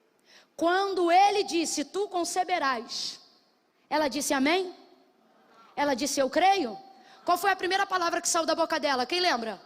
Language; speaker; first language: Portuguese; native; Portuguese